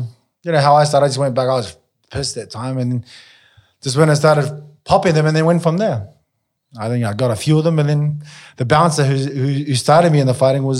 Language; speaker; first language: English; native; English